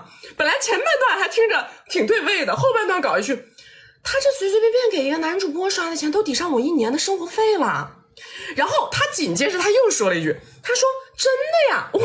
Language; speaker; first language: Chinese; native; Chinese